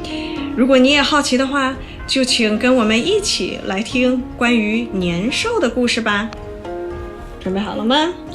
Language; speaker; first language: Chinese; native; Chinese